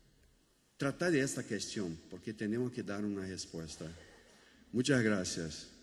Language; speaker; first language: Spanish; non-native, fluent; Portuguese